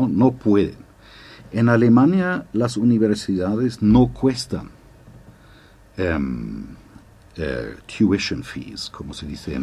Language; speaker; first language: Spanish; non-native, fluent; German